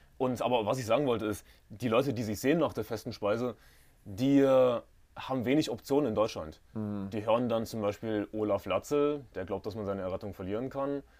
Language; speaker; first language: German; native; German